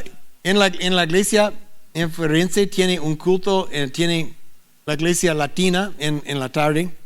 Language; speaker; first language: Spanish; non-native, learner; English